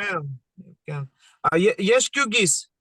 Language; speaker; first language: Hebrew; non-native, learner; Russian